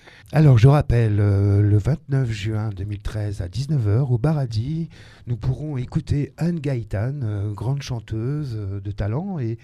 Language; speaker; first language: French; native; French